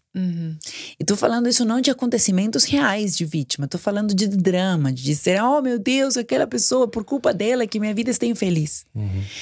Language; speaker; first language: Portuguese; non-native, fluent; Spanish